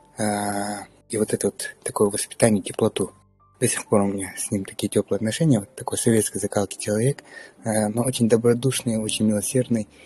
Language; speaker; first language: Russian; early bilingual, other home language; Pashto